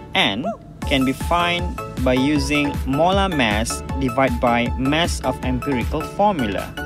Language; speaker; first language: English; non-native, local second language; Malay